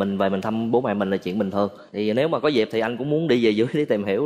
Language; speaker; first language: Vietnamese; native; Vietnamese